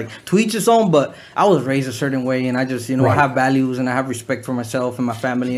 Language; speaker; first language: English; early bilingual, other home language; Spanish